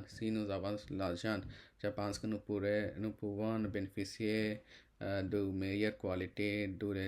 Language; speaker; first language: French; non-native, learner; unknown